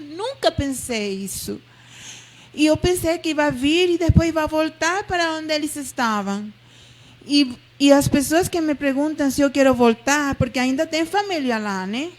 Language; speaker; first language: Portuguese; non-native, fluent; Spanish